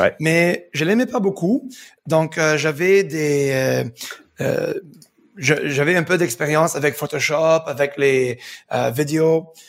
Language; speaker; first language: French; non-native, fluent; English